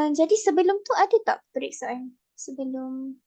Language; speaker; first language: Malay; native; Malay